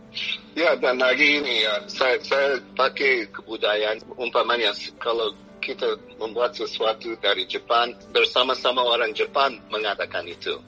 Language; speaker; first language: Indonesian; non-native, fluent; English